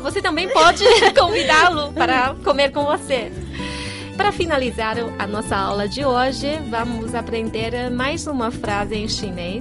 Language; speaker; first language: Portuguese; non-native, fluent; Chinese